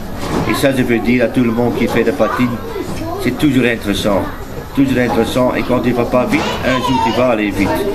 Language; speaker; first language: French; non-native, learner; Dutch